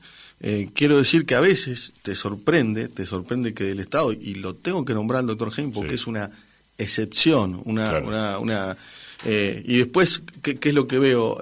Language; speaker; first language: Spanish; native; Spanish